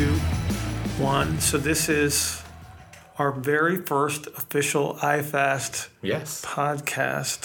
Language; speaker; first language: English; native; English